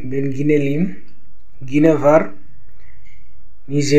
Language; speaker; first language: Turkish; non-native, fluent; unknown